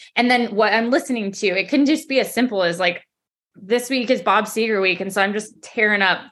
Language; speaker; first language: English; native; English